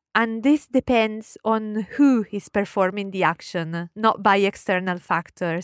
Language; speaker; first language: English; non-native, fluent; Italian